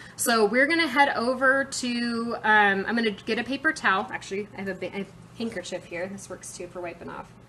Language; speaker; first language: English; native; English